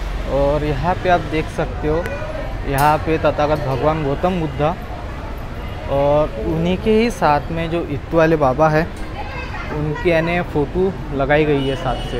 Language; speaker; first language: Hindi; non-native, local second language; Marathi